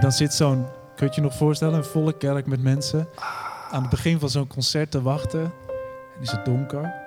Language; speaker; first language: Dutch; native; Dutch